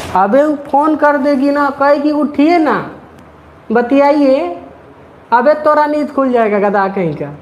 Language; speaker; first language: Hindi; native; Hindi